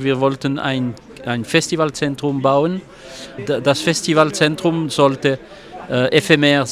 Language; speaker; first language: German; non-native, local second language; French